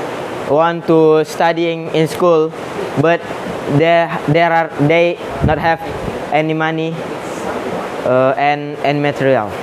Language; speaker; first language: English; non-native, learner; Indonesian